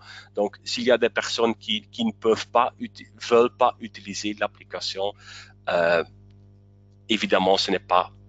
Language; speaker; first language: French; non-native, local second language; Dutch